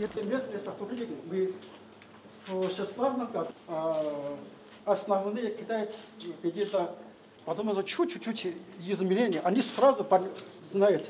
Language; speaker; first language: Russian; non-native, local second language; Kyrgyz